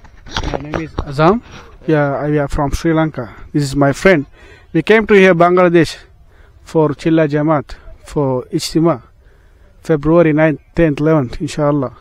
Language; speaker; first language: English; non-native, learner; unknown